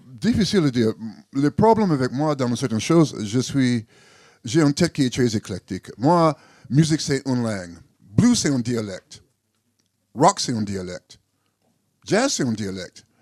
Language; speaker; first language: French; non-native, learner; English